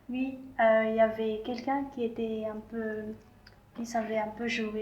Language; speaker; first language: French; non-native, local second language; Malagasy